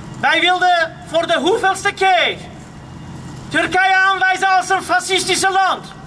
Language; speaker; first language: Dutch; non-native, fluent; Armenian